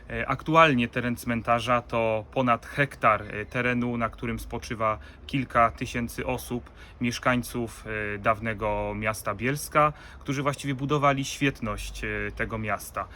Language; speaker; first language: Polish; native; Polish